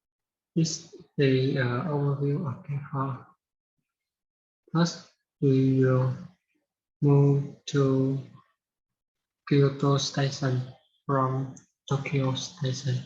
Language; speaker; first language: English; non-native, learner; Vietnamese